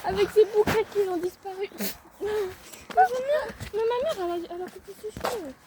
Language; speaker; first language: French; native; French